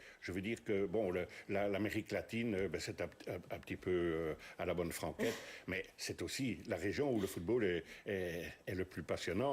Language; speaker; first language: French; native; French